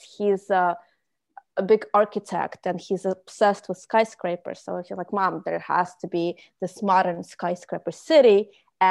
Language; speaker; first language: English; non-native, fluent; Russian